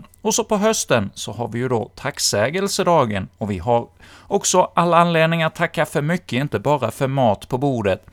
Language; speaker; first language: Swedish; native; Swedish